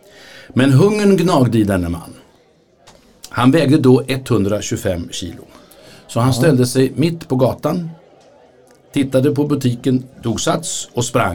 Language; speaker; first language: Swedish; native; Swedish